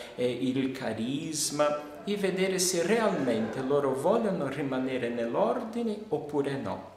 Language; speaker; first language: Italian; non-native, fluent; Portuguese